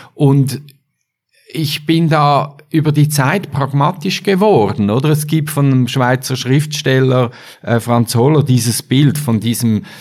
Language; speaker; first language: German; native; German